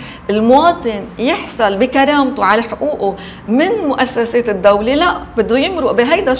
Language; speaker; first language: Arabic; native; Arabic